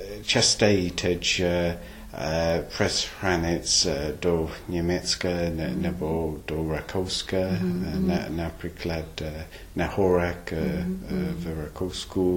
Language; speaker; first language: Czech; non-native, learner; English